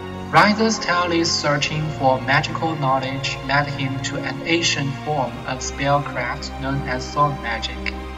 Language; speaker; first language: English; non-native, learner; Chinese